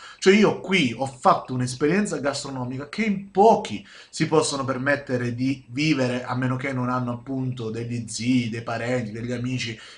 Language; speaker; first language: Italian; native; Italian